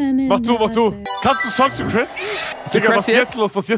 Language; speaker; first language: German; native; German